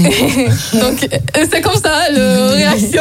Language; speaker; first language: French; non-native, learner; Azerbaijani